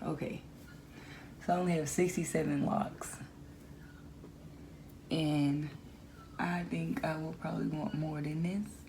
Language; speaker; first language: English; native; English